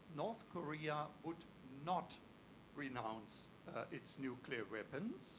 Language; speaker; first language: English; non-native, fluent; German